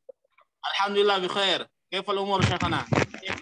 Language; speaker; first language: Arabic; non-native, learner; Indonesian